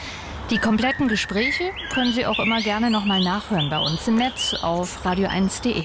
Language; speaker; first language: German; native; German